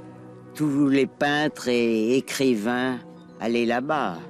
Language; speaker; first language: French; non-native, learner; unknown